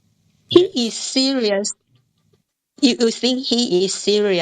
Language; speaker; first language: English; non-native, learner; Chinese